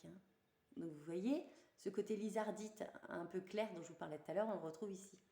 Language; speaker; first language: French; native; French